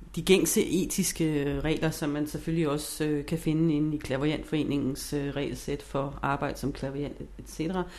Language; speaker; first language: Danish; non-native, fluent; English